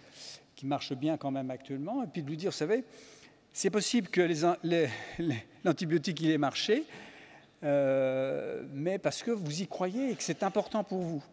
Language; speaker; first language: French; native; French